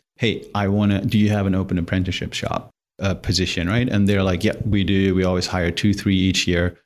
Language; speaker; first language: English; non-native, fluent; German